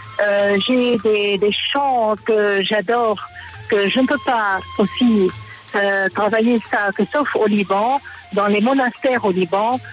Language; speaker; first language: French; non-native, local second language; Arabic